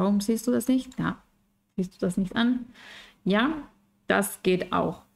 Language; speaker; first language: German; non-native, fluent; Spanish